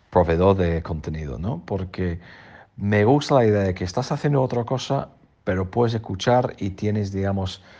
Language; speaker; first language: Spanish; non-native, fluent; English